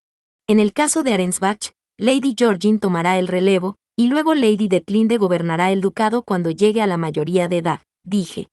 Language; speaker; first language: Spanish; native; Spanish